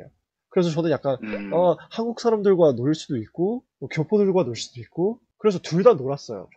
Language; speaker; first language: Korean; early bilingual, heritage; Korean